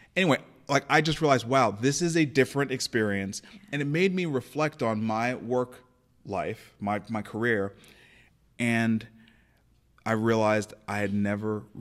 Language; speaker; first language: English; native; English